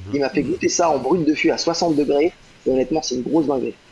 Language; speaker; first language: French; native; French